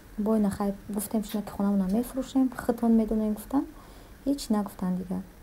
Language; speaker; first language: Tajik; early bilingual, heritage; Tajik